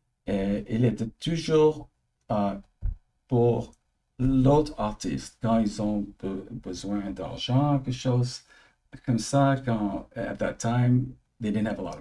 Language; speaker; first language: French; early bilingual, heritage; English